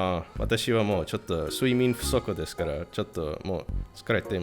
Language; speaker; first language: Japanese; non-native, learner; Estonian